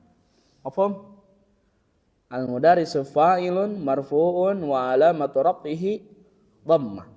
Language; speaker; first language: Arabic; non-native, fluent; Sundanese